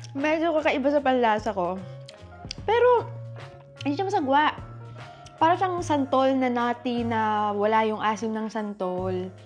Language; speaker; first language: Filipino; native; Filipino